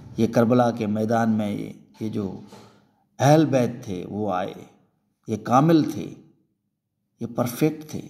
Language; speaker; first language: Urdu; non-native, local second language; Sindhi